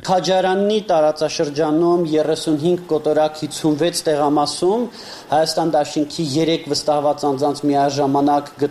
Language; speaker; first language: Armenian; native; Armenian